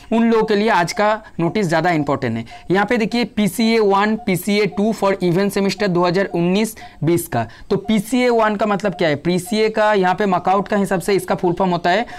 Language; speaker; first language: Hindi; non-native, local second language; Bangla